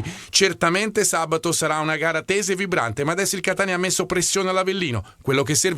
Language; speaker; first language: Italian; native; Italian